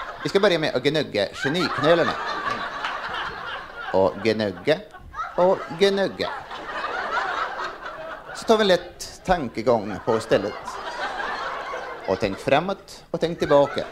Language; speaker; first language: Swedish; native; Swedish